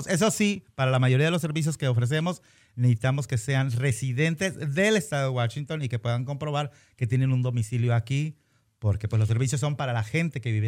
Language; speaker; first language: Spanish; native; Spanish